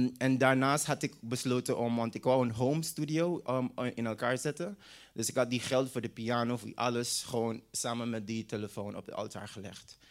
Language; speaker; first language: Dutch; non-native, local second language; English